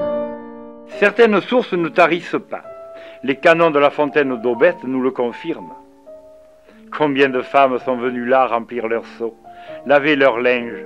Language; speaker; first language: French; native; French